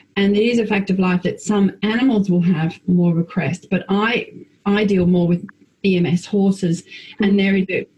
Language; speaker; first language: English; native; English